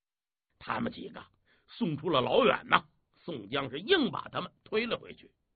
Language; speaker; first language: Chinese; native; Chinese